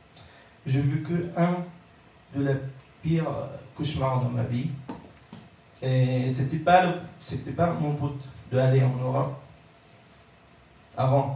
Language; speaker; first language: French; non-native, learner; Arabic